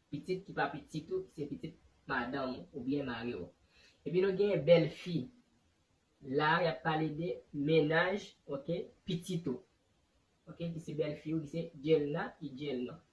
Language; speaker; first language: French; non-native, learner; Haitian Creole